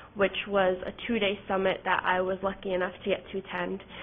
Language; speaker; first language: English; native; English